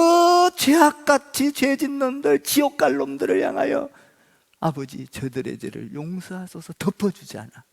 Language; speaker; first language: Korean; native; Korean